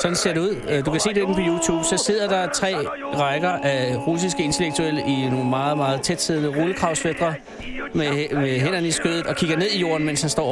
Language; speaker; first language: Danish; native; Danish